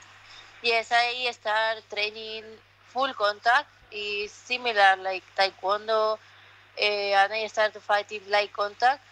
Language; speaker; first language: English; non-native, learner; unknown